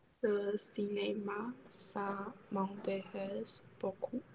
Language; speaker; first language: French; non-native, learner; Chinese